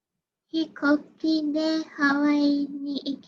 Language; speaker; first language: Japanese; non-native, learner; English